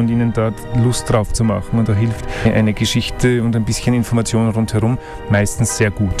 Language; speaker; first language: German; native; German